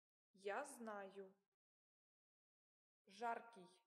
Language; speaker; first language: Russian; non-native, learner; English